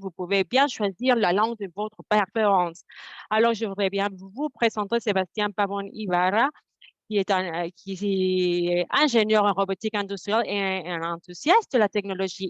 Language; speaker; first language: French; non-native, fluent; Spanish